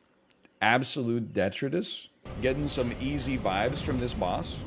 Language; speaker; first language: English; native; English